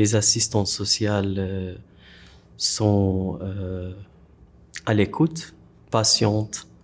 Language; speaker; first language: French; non-native, fluent; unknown